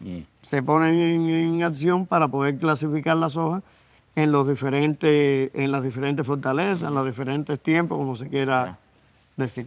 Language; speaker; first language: Spanish; native; Spanish